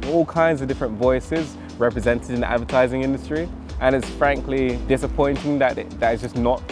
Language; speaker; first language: English; native; English